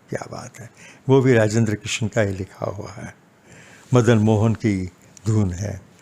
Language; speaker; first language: Hindi; non-native, local second language; Gujarati